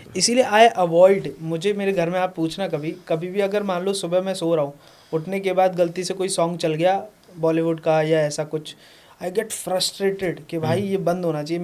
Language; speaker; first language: Hindi; native; Hindi